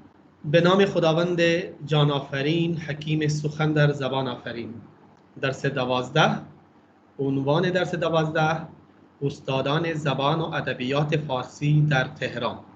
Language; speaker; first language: Persian; non-native, fluent; Urdu